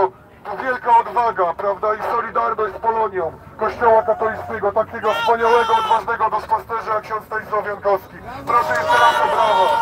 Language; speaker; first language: Polish; native; Polish